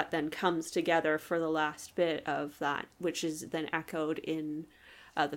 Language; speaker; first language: English; native; English